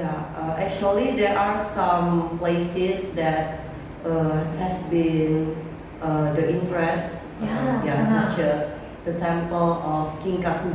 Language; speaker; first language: English; non-native, learner; Indonesian